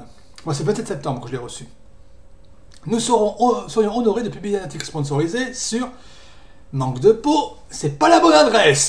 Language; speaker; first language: French; native; French